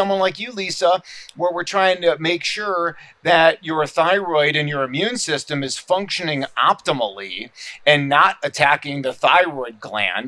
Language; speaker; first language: English; native; English